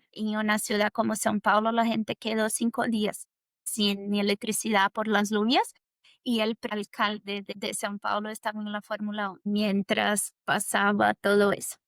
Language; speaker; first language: Spanish; non-native, fluent; Portuguese